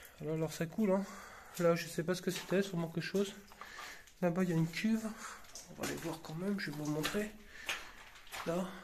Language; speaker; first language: French; native; French